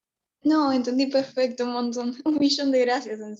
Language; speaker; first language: Spanish; native; Spanish